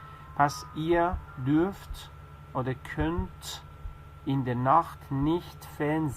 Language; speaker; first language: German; non-native, fluent; Persian